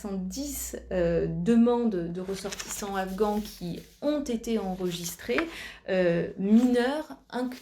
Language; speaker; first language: French; native; French